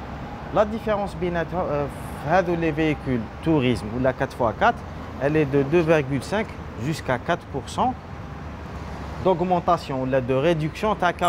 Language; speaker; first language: French; non-native, local second language; Arabic